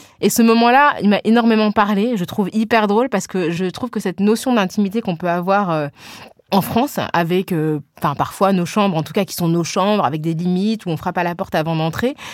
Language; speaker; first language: French; native; French